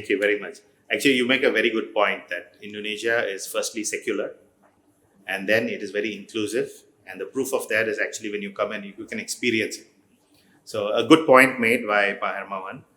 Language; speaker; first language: English; non-native, fluent; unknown